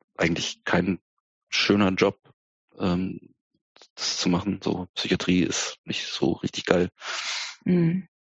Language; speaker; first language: German; native; German